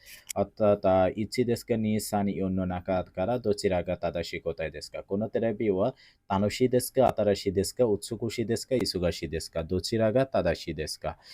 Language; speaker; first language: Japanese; non-native, learner; Bangla